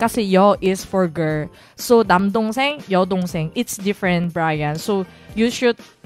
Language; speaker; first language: English; non-native, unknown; Korean